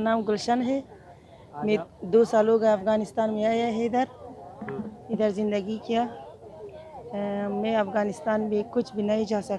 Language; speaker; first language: Hindi; non-native, learner; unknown